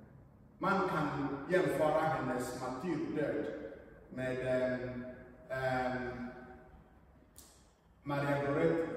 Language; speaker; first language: Swedish; non-native, fluent; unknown